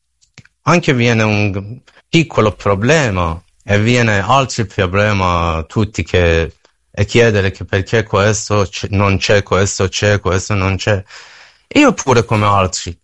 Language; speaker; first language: Italian; non-native, learner; Persian